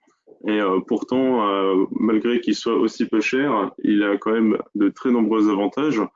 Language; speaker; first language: French; native; French